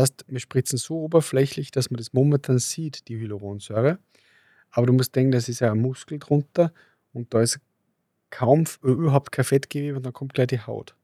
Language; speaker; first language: German; native; German